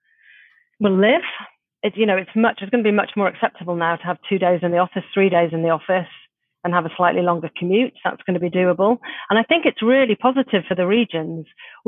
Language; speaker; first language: English; native; English